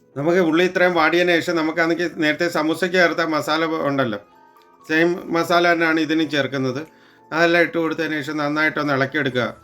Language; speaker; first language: Malayalam; native; Malayalam